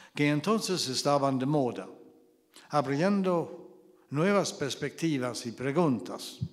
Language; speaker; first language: Spanish; non-native, fluent; Swedish